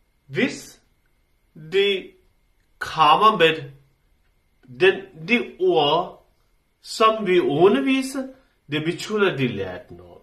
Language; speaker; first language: Danish; non-native, learner; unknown